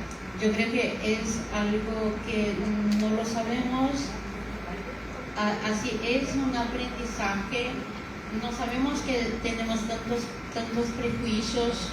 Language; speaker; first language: Spanish; non-native, fluent; Portuguese